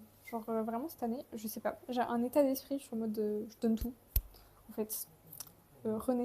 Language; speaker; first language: French; native; French